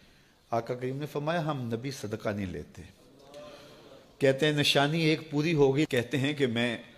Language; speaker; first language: Urdu; native; Urdu